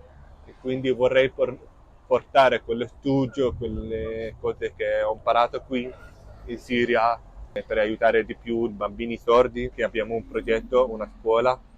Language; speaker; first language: Italian; non-native, fluent; Arabic